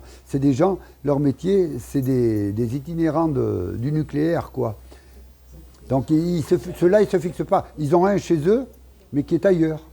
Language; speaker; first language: French; native; French